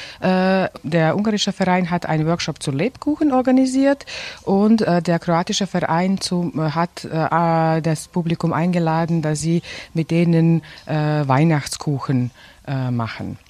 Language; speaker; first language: German; non-native, fluent; Serbian